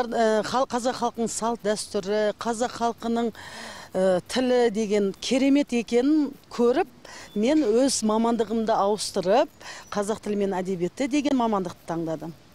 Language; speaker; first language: Kazakh; non-native, local second language; Uzbek